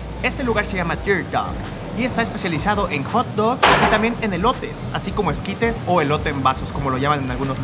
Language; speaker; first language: Spanish; native; Spanish